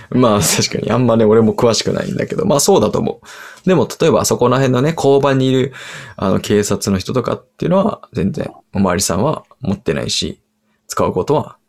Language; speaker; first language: Japanese; early bilingual, heritage; English